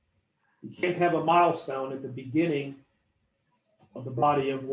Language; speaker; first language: English; native; English